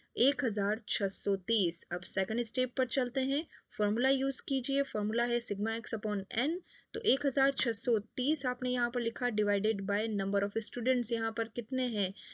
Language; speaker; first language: Hindi; native; Hindi